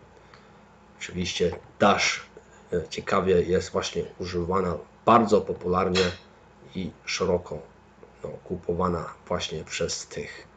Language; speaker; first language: Polish; early bilingual, heritage; Polish